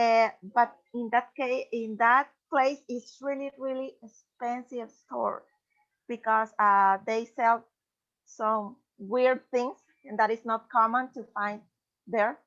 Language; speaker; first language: English; non-native, learner; Spanish